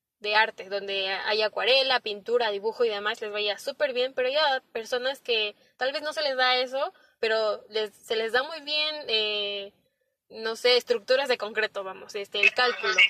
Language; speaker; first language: Spanish; native; Spanish